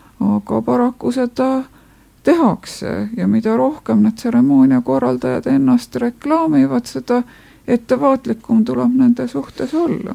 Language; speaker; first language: Estonian; native; Estonian